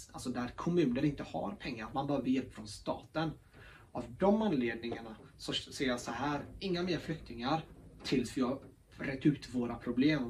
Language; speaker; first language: Swedish; early bilingual, other home language; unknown